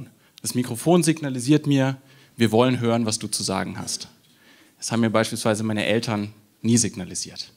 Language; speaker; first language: German; native; German